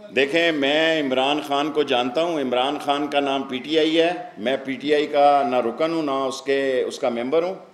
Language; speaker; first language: Urdu; non-native, local second language; Punjabi